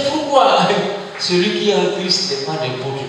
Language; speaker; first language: French; non-native, local second language; Ewe